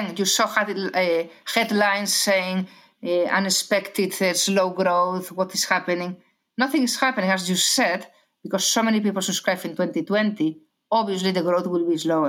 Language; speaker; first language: English; non-native, fluent; Spanish